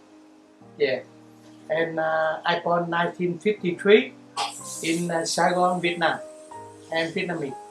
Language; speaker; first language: English; non-native, learner; Vietnamese